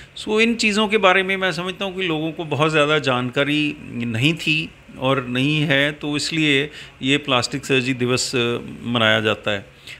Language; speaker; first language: Hindi; native; Hindi